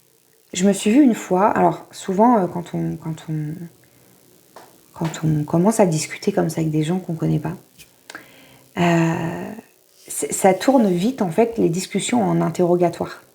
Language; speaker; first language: French; native; French